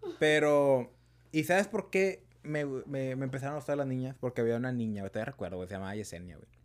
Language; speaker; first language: Spanish; early bilingual, heritage; Spanish